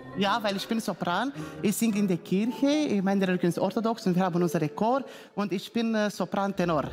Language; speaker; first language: German; non-native, learner; Romanian